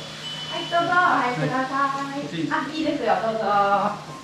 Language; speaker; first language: Japanese; non-native, fluent; Chinese